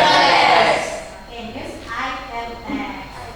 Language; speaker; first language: English; non-native, learner; Indonesian